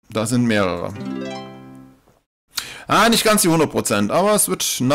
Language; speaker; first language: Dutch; non-native, learner; German